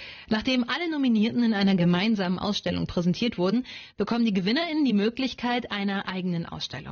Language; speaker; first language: German; native; German